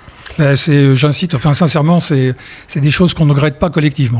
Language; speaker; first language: French; native; French